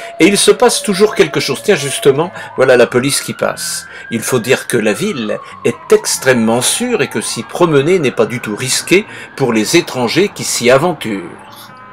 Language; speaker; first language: French; native; French